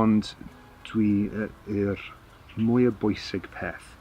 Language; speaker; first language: Welsh; non-native, learner; English